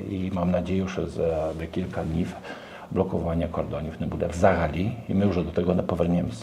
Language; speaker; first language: Ukrainian; non-native, learner; Polish